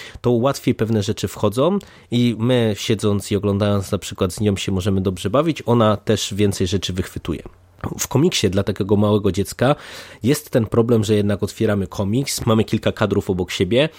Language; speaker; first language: Polish; native; Polish